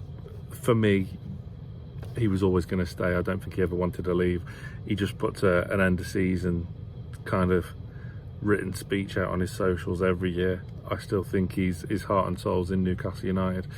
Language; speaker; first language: English; native; English